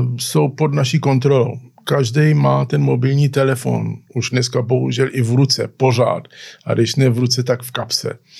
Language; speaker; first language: Czech; early bilingual, heritage; Czech